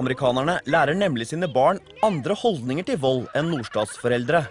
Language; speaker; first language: Norwegian; native; Norwegian